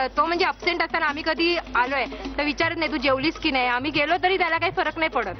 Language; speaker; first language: Marathi; non-native, local second language; Gujarati